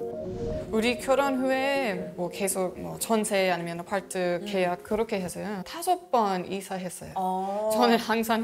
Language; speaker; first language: Korean; non-native, learner; English